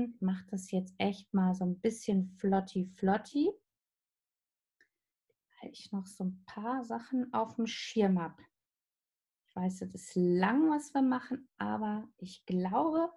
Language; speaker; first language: German; native; German